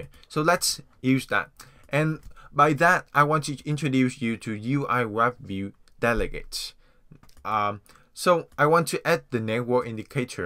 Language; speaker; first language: English; non-native, fluent; Vietnamese